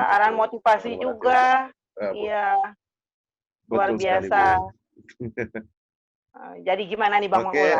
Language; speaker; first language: Indonesian; native; Indonesian